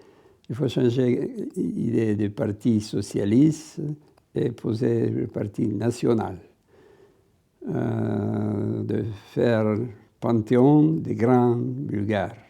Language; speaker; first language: French; non-native, fluent; Bulgarian